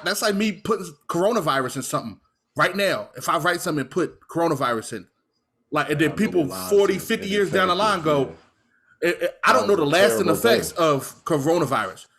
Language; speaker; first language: English; native; English